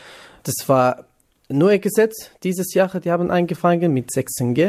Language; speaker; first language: German; non-native, learner; Kurdish